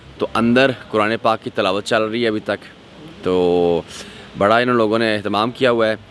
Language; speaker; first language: Urdu; non-native, local second language; Punjabi